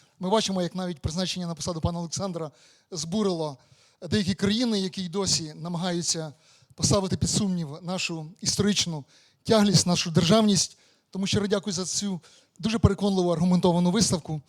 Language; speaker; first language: Ukrainian; native; Ukrainian